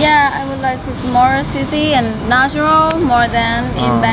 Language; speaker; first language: English; non-native, learner; Thai